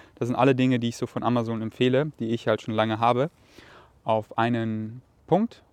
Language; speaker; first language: German; native; German